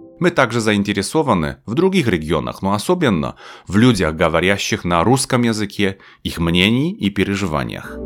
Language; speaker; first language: Russian; non-native, fluent; Polish